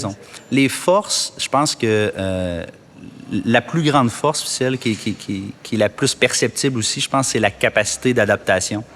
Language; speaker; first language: French; native; French